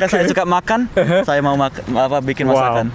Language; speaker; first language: Indonesian; early bilingual, heritage; Indonesian